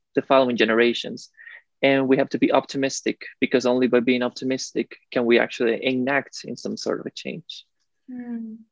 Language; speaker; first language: English; non-native, fluent; Spanish